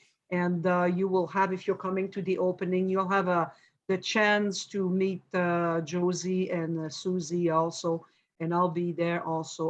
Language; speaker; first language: English; non-native, fluent; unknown